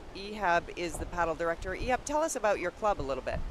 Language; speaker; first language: English; native; English